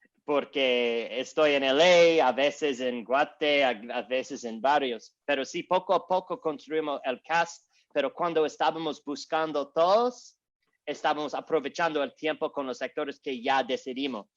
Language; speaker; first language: Spanish; non-native, learner; English